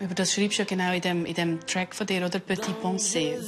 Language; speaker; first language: German; native; German